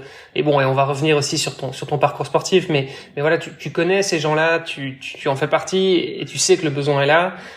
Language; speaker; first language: French; native; French